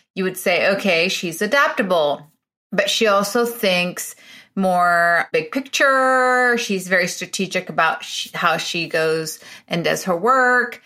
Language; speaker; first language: English; early bilingual, other home language; Spanish